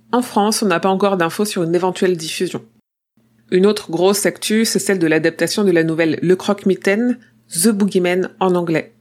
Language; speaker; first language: French; native; French